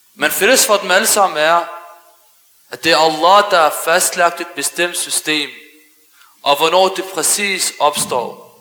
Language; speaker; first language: Danish; early bilingual, other home language; Arabic